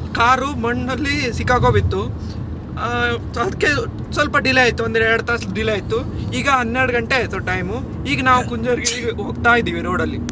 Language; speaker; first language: Kannada; native; Kannada